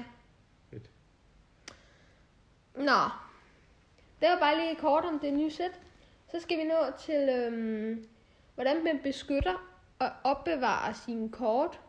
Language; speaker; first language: Danish; native; Danish